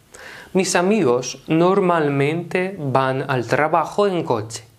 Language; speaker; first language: Spanish; non-native, fluent; Polish